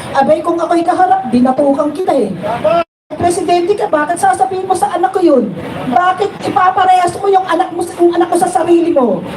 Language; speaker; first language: Filipino; native; Filipino